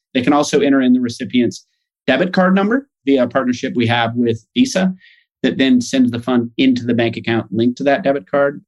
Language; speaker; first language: English; native; English